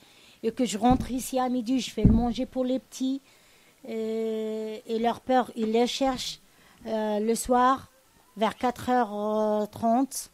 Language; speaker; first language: French; non-native, learner; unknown